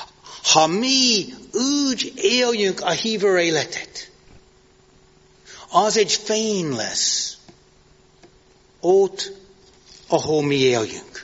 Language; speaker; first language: Hungarian; non-native, fluent; English